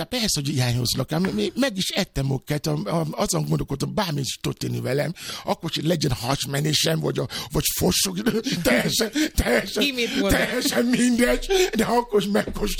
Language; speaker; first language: Hungarian; non-native, fluent; Yoruba